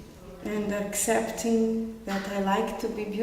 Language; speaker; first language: English; non-native, fluent; Portuguese